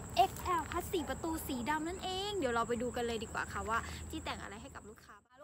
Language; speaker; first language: Thai; native; Thai